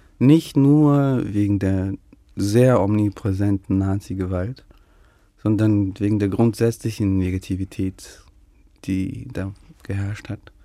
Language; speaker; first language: German; early bilingual, other home language; Russian